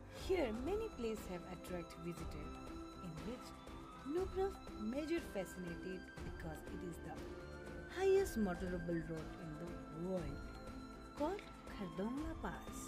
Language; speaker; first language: English; non-native, local second language; Ladakhi